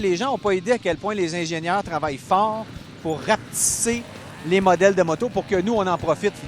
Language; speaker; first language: French; native; French